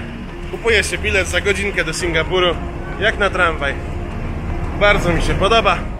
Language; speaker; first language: Polish; native; Polish